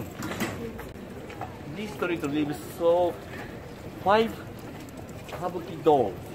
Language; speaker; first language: English; non-native, learner; Japanese